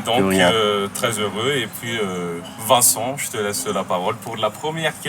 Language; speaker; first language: French; native; French